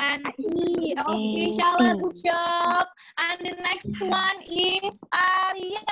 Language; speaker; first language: English; non-native, learner; Indonesian